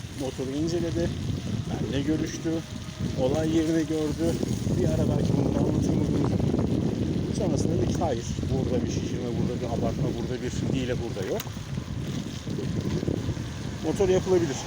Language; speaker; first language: Turkish; native; Turkish